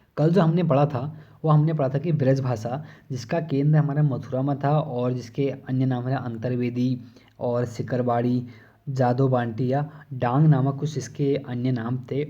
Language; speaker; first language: Hindi; native; Hindi